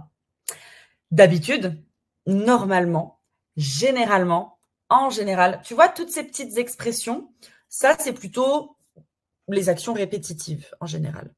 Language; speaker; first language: French; native; French